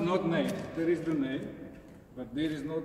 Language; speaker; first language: English; non-native, learner; Slovak